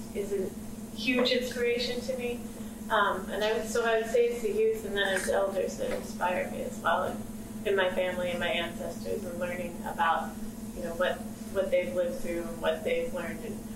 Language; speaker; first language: English; native; English